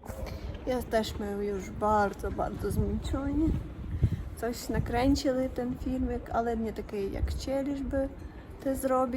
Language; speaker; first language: Polish; non-native, learner; Russian